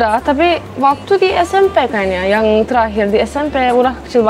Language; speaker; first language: Indonesian; non-native, fluent; Turkish